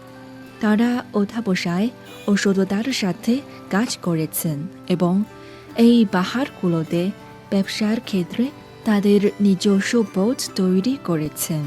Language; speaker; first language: Bangla; non-native, fluent; Chinese